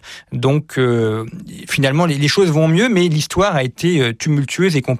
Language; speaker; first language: French; native; French